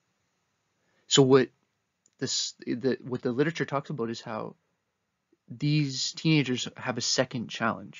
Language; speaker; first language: English; native; English